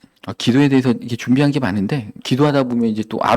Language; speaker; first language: Korean; native; Korean